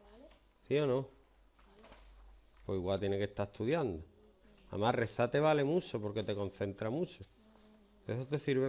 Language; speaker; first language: Spanish; native; Spanish